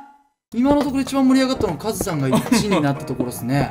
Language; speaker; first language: Japanese; native; Japanese